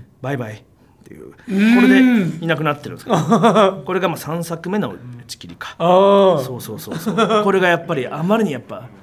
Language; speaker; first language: Japanese; native; Japanese